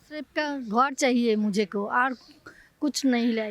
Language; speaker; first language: Hindi; non-native, local second language; Bangla